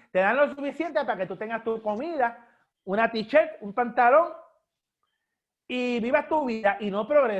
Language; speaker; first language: Spanish; native; Spanish